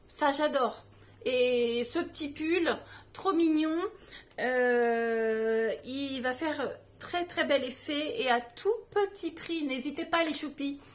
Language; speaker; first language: French; native; French